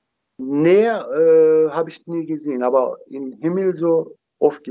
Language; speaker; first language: German; non-native, learner; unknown